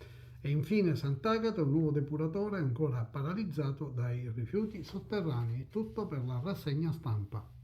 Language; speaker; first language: Italian; native; Italian